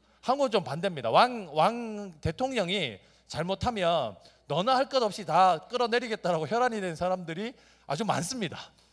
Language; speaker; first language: Korean; native; Korean